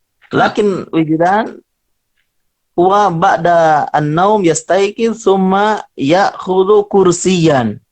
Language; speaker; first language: Arabic; non-native, fluent; Indonesian